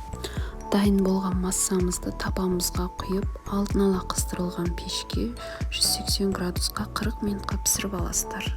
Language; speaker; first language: Kazakh; native; Kazakh